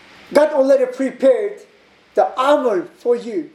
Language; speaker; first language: English; non-native, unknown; Korean